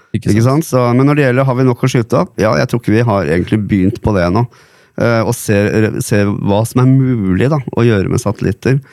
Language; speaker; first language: Norwegian; native; Norwegian